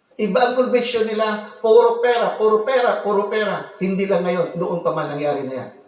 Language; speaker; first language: Filipino; non-native, local second language; Cebuano